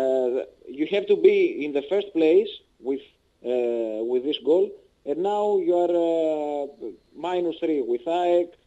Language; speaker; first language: English; non-native, learner; Greek